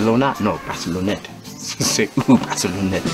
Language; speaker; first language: French; non-native, learner; English